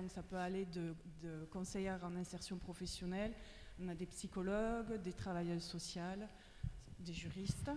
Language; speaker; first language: French; native; French